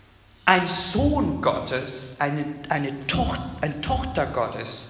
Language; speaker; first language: German; non-native, fluent; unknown